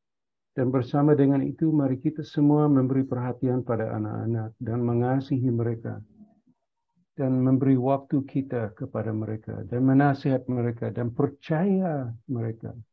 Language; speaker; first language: Indonesian; non-native, fluent; English